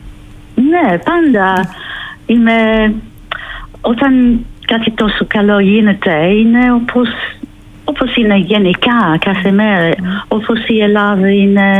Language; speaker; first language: Greek; non-native, fluent; English